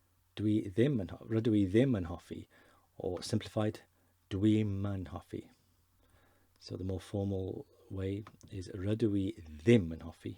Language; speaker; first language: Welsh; non-native, learner; English